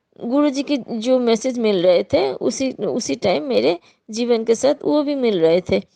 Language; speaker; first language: Hindi; non-native, local second language; Bangla